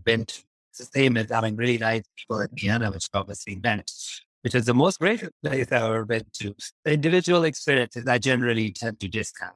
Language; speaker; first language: English; non-native, local second language; Urdu